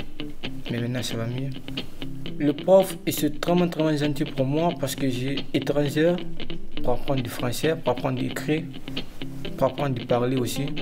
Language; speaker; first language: French; non-native, learner; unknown